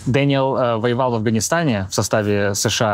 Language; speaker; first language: Russian; native; Russian